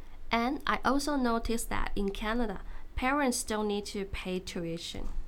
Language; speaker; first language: English; non-native, fluent; Chinese